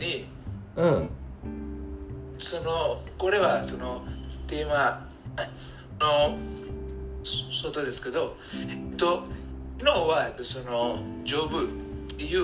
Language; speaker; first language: Japanese; non-native, learner; Bangla